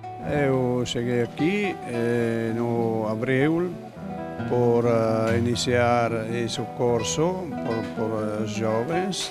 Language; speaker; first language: Portuguese; non-native, learner; Italian